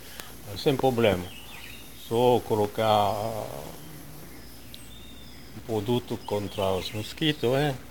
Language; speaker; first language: Portuguese; non-native, fluent; French